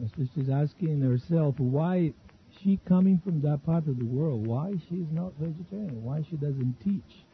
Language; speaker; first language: English; non-native, fluent; Italian